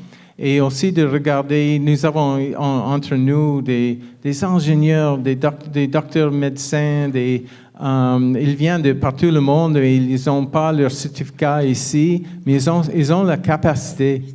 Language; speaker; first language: French; non-native, fluent; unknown